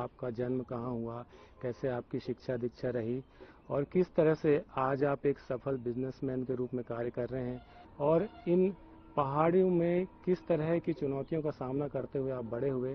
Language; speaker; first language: Hindi; native; Hindi